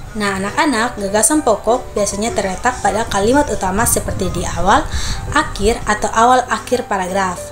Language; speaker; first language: Indonesian; native; Indonesian